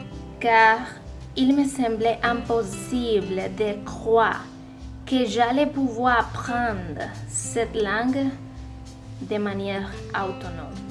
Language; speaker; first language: French; non-native, learner; Spanish